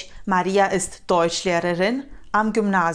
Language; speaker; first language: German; non-native, fluent; Romanian